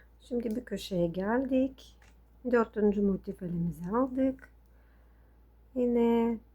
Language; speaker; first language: Turkish; non-native, fluent; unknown